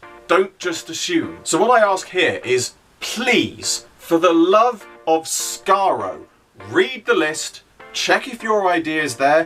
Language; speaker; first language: English; native; English